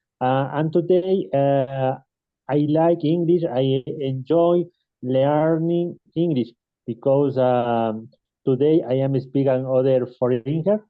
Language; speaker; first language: English; non-native, learner; Spanish